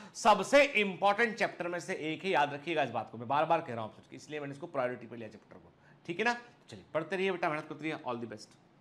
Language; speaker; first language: Hindi; native; Hindi